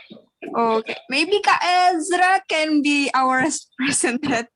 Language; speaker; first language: English; non-native, learner; Indonesian